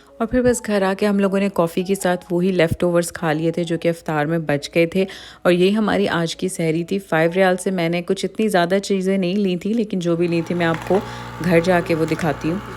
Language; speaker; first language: Urdu; native; Urdu